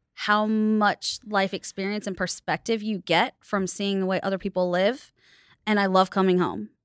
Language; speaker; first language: English; native; English